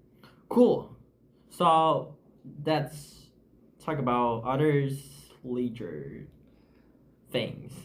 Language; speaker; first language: English; non-native, learner; Chinese